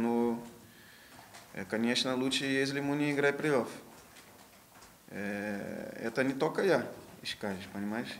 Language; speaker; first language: Russian; non-native, learner; Portuguese